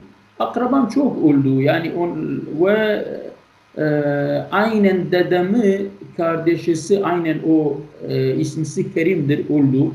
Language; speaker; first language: Turkish; non-native, learner; Kurdish